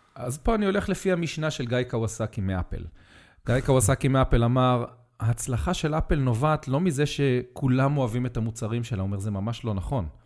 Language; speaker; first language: Hebrew; native; Hebrew